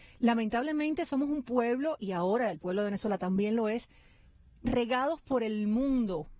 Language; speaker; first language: Spanish; native; Spanish